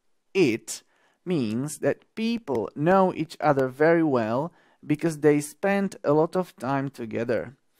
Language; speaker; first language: English; non-native, fluent; Slovak